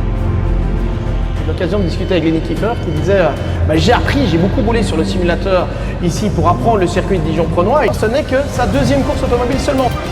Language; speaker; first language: French; native; French